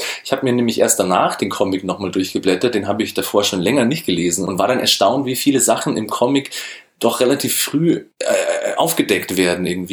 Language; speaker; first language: German; native; German